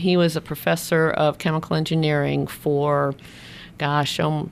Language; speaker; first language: English; native; English